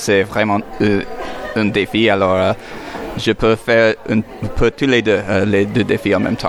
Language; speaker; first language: French; non-native, local second language; English